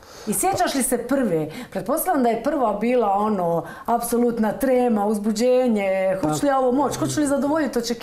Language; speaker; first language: Croatian; native; Croatian